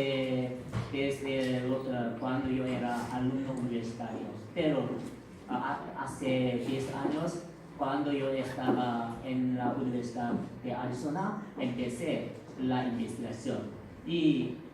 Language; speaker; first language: Spanish; non-native, fluent; Korean